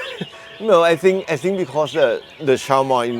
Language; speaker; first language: English; non-native, learner; Thai